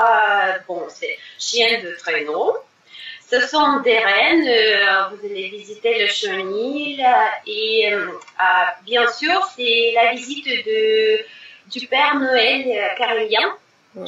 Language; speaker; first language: French; non-native, fluent; Russian